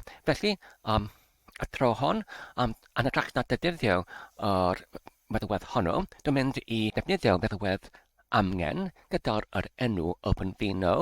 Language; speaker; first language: Welsh; non-native, learner; English